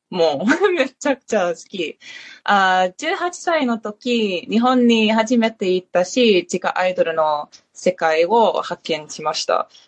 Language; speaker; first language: Japanese; non-native, learner; English